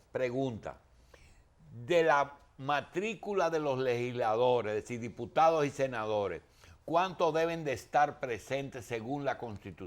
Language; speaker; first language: Spanish; native; Spanish